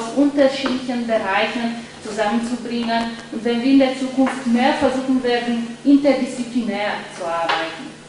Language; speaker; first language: German; non-native, fluent; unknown